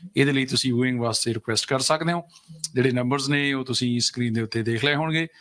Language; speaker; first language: Punjabi; native; Punjabi